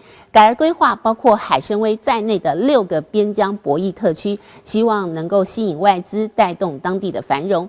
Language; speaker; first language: Chinese; native; Chinese